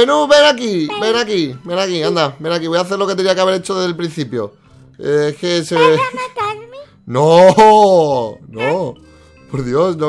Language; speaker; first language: Spanish; native; Spanish